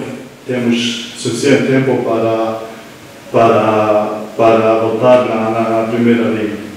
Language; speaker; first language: Portuguese; non-native, learner; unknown